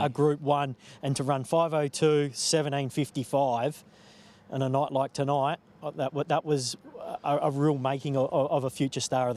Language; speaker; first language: English; native; English